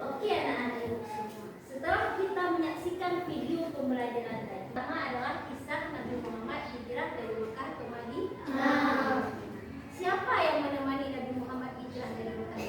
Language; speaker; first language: Indonesian; native; Indonesian